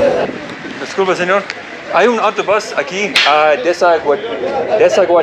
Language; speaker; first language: Spanish; non-native, learner; English